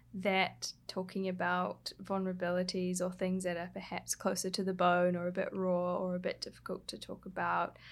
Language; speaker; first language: English; native; English